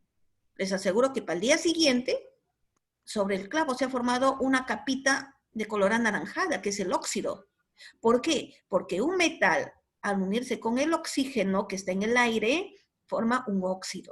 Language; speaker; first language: Spanish; native; Spanish